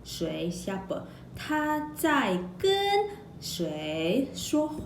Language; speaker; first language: Chinese; non-native, local second language; Malay